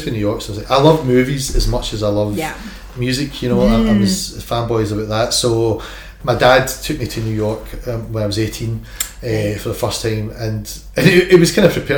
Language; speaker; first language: English; native; English